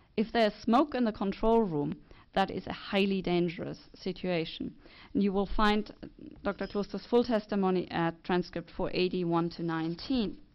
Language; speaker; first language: English; non-native, fluent; German